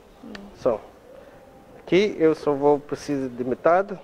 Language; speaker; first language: Portuguese; non-native, learner; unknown